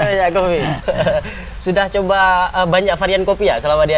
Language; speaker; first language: Indonesian; native; Indonesian